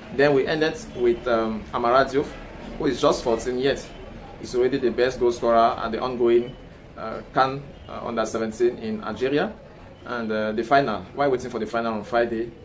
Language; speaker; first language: English; non-native, local second language; French